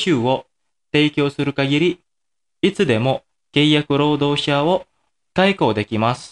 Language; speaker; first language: Japanese; non-native, fluent; Indonesian